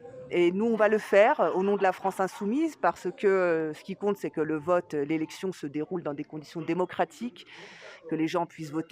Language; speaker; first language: French; native; French